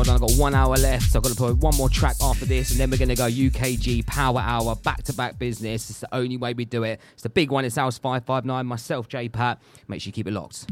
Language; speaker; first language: English; native; English